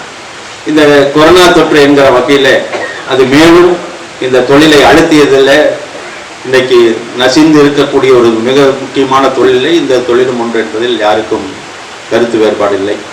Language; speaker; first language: Tamil; native; Tamil